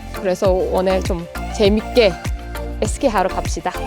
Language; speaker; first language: Korean; non-native, learner; Persian